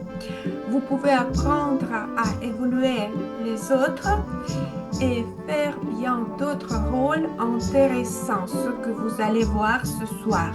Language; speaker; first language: French; non-native, fluent; Russian